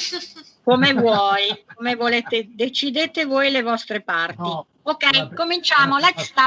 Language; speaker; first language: Italian; native; Italian